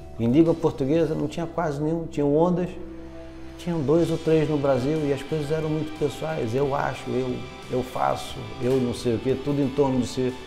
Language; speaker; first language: Portuguese; native; Portuguese